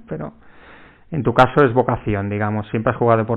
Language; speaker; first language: Spanish; native; Spanish